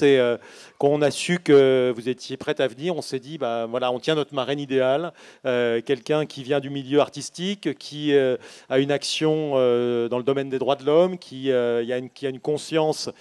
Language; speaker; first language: French; native; French